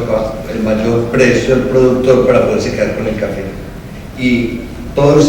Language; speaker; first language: Spanish; native; Spanish